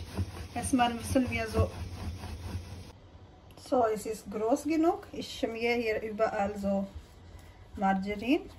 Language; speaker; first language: German; non-native, learner; Urdu